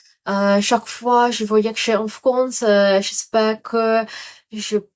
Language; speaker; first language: French; non-native, learner; Cantonese